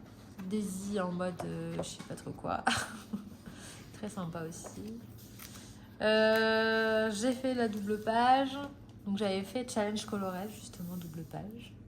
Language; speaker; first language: French; native; French